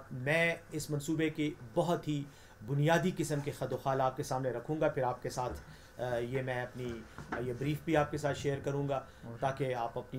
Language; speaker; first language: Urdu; non-native, local second language; Pashto